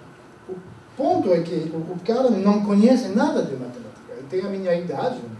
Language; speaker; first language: Portuguese; non-native, fluent; French